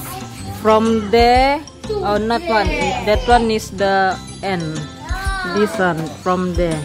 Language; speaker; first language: English; non-native, local second language; Malay